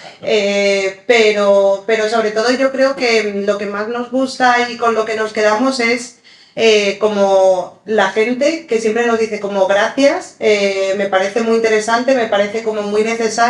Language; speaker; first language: Spanish; early bilingual, other home language; Arabic